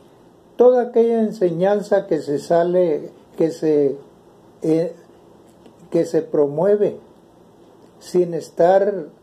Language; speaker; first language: Spanish; native; Spanish